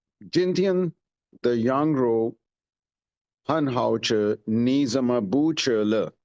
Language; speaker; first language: Chinese; non-native, learner; Urdu